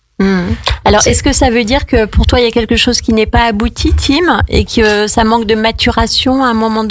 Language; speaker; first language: French; native; French